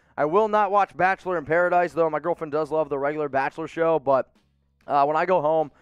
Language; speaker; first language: English; native; English